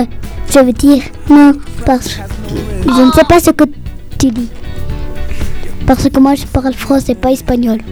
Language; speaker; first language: French; non-native, fluent; Spanish